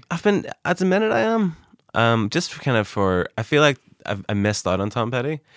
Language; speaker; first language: English; native; English